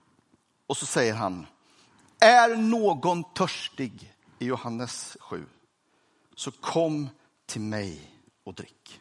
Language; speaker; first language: Swedish; native; Swedish